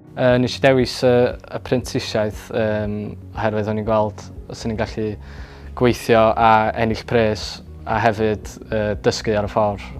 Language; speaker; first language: Welsh; native; Welsh